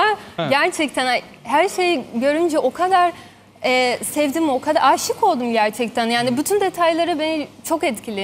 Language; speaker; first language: Turkish; non-native, fluent; Portuguese